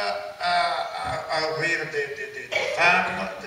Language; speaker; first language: French; non-native, learner; Italian